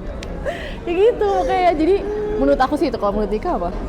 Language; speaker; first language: Indonesian; non-native, fluent; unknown